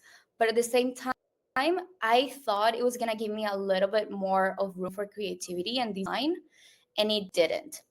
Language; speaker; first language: English; non-native, local second language; Spanish